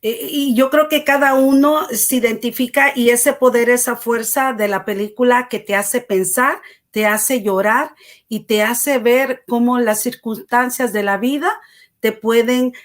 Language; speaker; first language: Spanish; native; Spanish